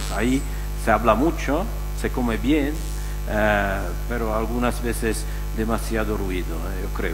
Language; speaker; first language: Spanish; non-native, fluent; Czech